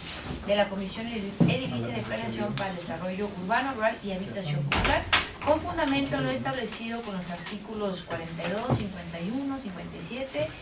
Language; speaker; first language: Spanish; native; Spanish